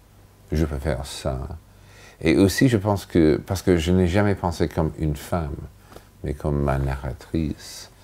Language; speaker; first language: French; non-native, fluent; English